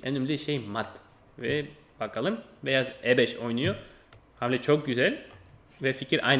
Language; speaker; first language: Turkish; non-native, fluent; Russian